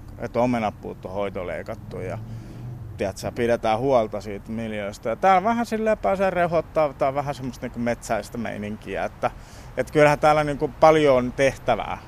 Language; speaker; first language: Finnish; early bilingual, heritage; Finnish